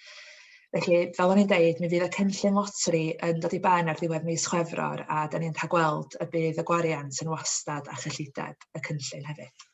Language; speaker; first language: Welsh; native; Welsh